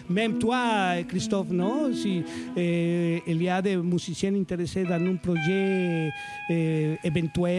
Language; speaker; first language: French; non-native, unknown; Spanish